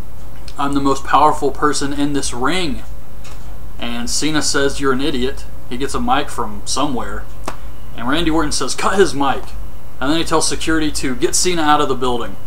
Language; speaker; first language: English; native; English